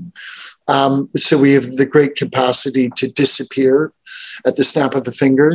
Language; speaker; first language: English; native; English